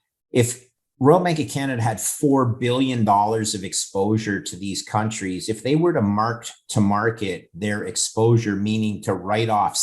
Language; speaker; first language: English; native; English